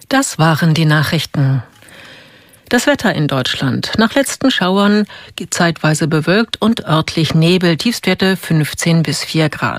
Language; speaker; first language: German; native; German